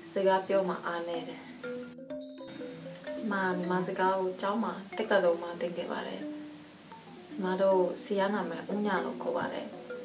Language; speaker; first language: Burmese; non-native, learner; Russian